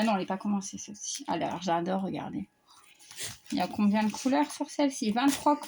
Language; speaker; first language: French; native; French